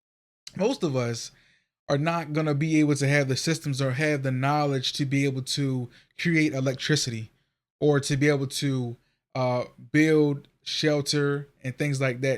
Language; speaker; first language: English; native; English